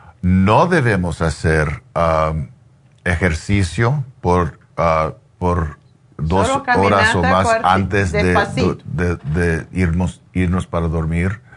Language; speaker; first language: Spanish; non-native, learner; English